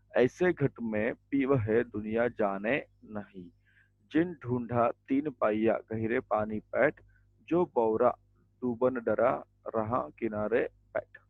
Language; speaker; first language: Hindi; non-native, local second language; Marathi